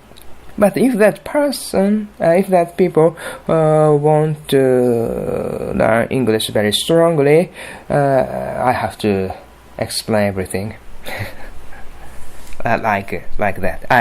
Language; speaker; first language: English; non-native, learner; Japanese